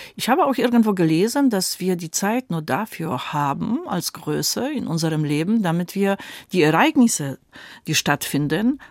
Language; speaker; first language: German; non-native, fluent; Polish